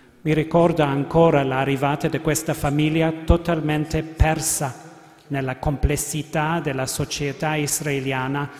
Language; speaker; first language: Italian; non-native, learner; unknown